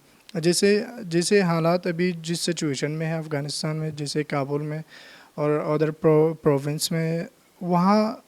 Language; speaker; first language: Hindi; non-native, learner; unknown